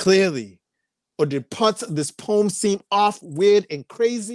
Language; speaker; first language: English; native; English